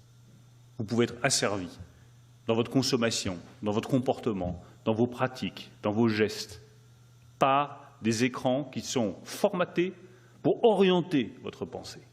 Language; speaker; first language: French; native; French